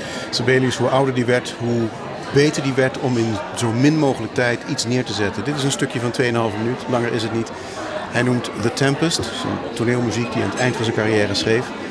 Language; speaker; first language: Dutch; native; Dutch